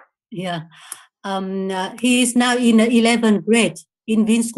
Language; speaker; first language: English; non-native, learner; Vietnamese